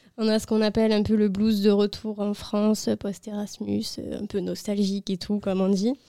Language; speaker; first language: French; native; French